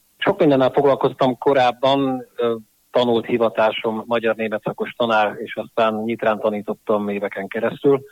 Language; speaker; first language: Hungarian; native; Hungarian